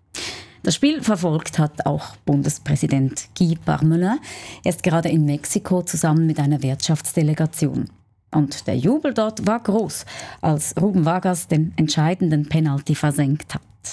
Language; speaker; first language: German; native; German